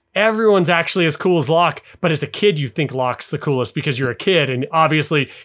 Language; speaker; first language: English; native; English